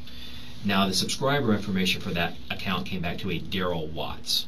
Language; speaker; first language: English; native; English